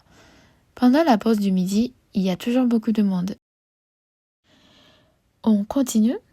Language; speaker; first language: French; non-native, learner; Japanese